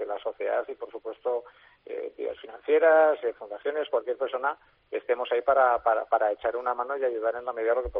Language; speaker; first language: Spanish; native; Spanish